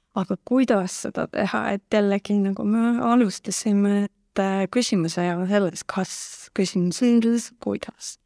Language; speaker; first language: Estonian; non-native, local second language; Russian